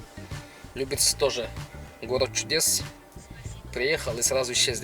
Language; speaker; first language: Russian; non-native, local second language; Kyrgyz